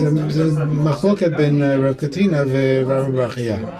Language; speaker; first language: Hebrew; non-native, fluent; English